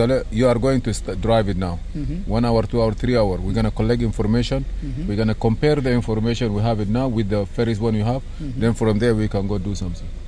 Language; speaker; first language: English; non-native, fluent; Arabic